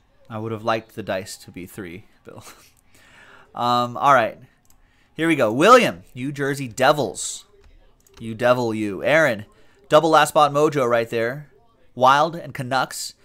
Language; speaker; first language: English; native; English